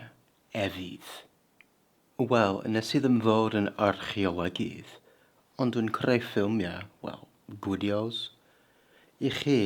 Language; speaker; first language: Welsh; non-native, fluent; English